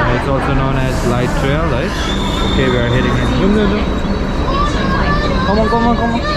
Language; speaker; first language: English; non-native, fluent; Nepali